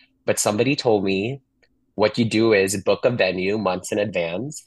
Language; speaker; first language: English; non-native, local second language; Filipino